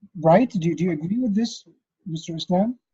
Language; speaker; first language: English; non-native, fluent; Arabic